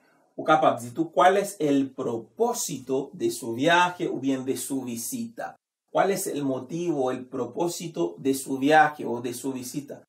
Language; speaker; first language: Spanish; non-native, fluent; Haitian Creole